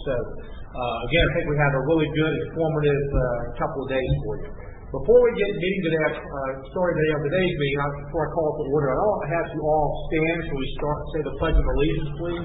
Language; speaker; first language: English; native; English